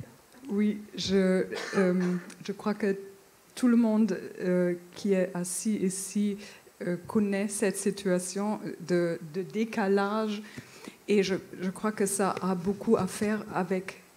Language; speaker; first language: French; non-native, fluent; German